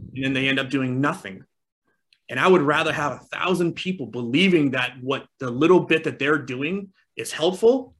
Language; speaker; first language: English; native; English